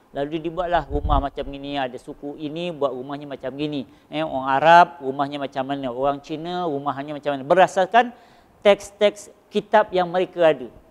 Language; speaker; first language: Malay; native; Malay